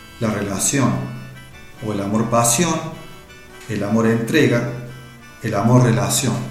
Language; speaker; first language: Spanish; native; Spanish